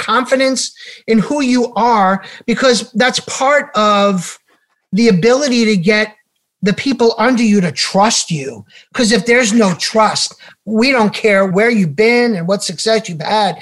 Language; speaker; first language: English; native; English